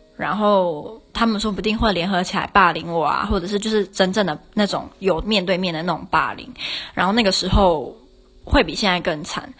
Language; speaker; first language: Chinese; native; Chinese